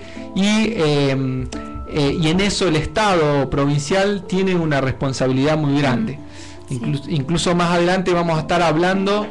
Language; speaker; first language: Spanish; native; Spanish